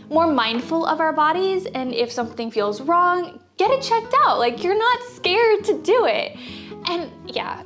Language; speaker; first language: English; native; English